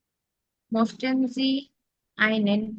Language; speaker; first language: German; non-native, learner; Bangla